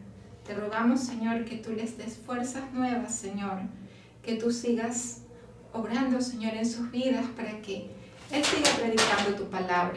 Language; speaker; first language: Spanish; native; Spanish